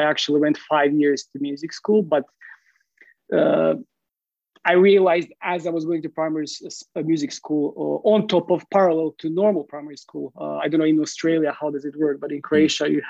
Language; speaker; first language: English; non-native, fluent; Croatian